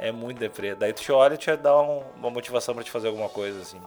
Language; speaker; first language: Portuguese; native; Portuguese